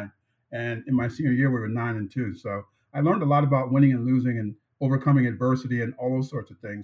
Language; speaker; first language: English; native; English